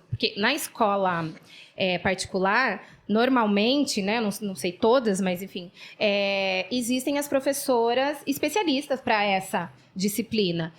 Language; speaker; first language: Portuguese; native; Portuguese